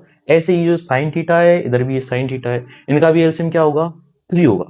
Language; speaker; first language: Hindi; native; Hindi